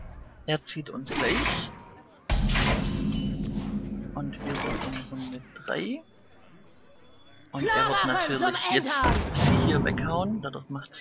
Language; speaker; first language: German; native; German